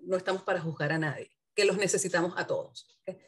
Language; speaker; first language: Spanish; native; Spanish